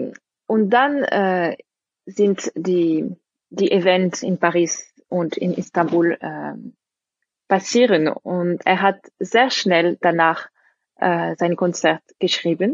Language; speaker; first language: German; non-native, fluent; French